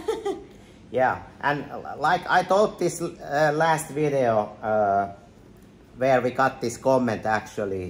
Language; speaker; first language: English; non-native, fluent; Finnish